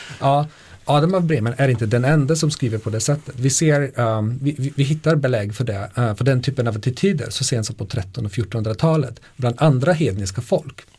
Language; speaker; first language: Swedish; non-native, fluent; Polish